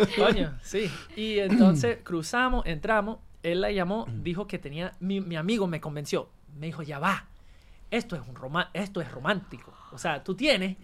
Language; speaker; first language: Spanish; non-native, fluent; English